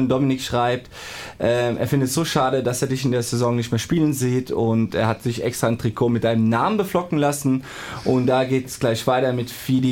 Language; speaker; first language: German; native; German